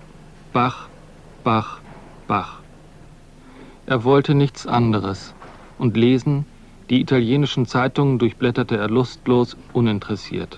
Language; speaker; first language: German; native; German